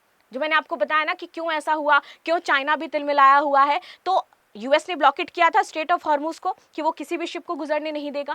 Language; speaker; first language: Hindi; native; Hindi